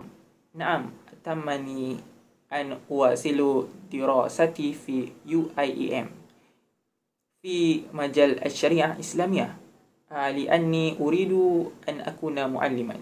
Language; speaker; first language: Arabic; non-native, learner; Malay